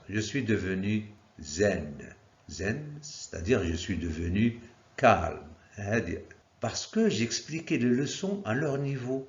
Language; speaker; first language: French; non-native, local second language; Arabic